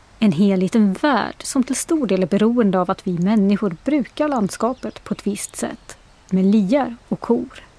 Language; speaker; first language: Swedish; native; Swedish